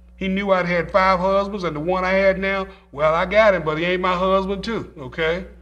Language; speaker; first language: English; native; English